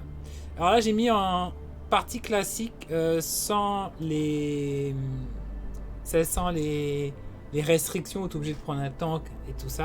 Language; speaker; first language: French; native; French